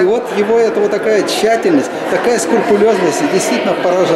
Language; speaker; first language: Russian; native; Russian